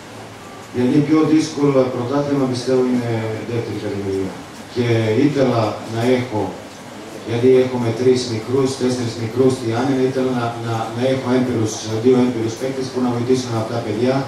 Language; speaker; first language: Greek; non-native, fluent; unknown